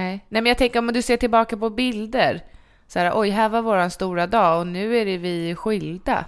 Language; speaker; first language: Swedish; native; Swedish